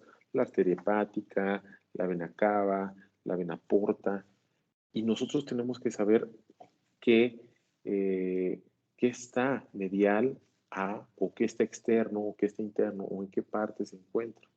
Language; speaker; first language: Spanish; native; Spanish